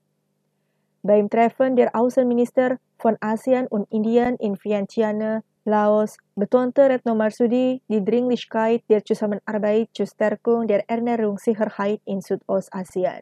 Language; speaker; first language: German; non-native, fluent; Indonesian